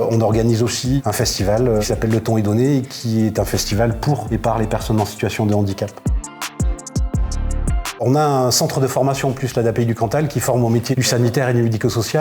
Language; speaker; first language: French; native; French